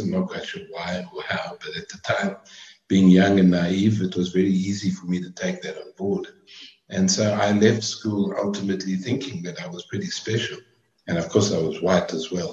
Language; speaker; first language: English; native; English